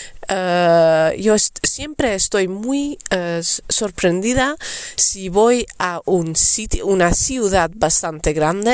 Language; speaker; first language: Spanish; non-native, fluent; Dutch